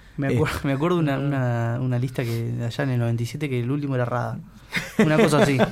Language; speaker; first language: Spanish; native; Spanish